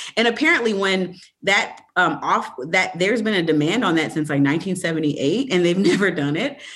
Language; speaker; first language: English; native; English